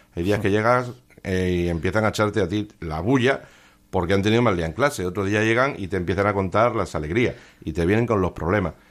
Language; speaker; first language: Spanish; native; Spanish